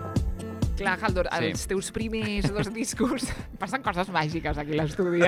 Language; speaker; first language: Catalan; native; Catalan